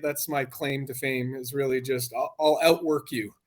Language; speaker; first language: English; native; English